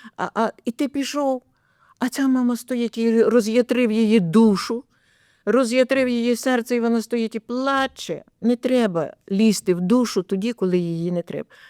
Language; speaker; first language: Ukrainian; native; Ukrainian